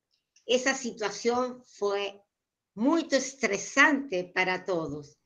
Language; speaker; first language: Portuguese; non-native, learner; Spanish